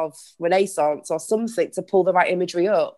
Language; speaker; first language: English; native; English